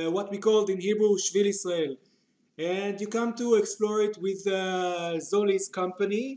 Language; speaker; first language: English; non-native, fluent; Hebrew